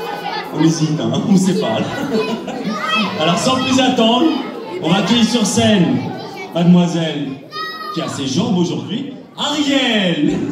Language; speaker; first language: French; native; French